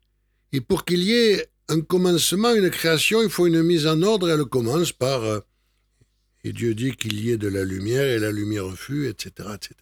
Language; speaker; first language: French; native; French